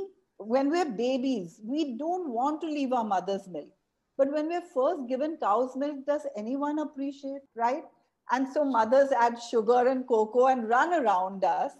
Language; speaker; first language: English; non-native, local second language; Hindi